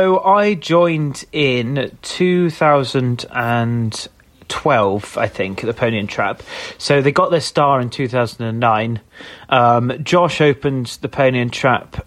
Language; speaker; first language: English; native; English